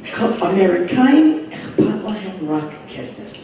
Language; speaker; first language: Hebrew; non-native, fluent; English